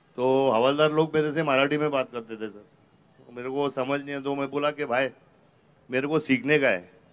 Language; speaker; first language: Hindi; native; Hindi